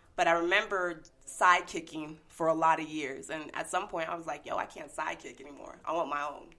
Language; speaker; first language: English; native; English